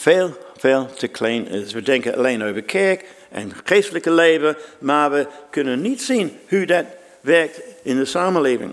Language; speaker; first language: Dutch; non-native, fluent; English